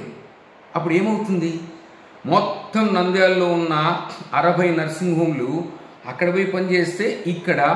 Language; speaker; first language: Telugu; native; Telugu